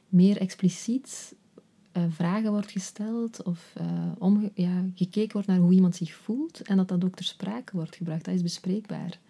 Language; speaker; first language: Dutch; native; Dutch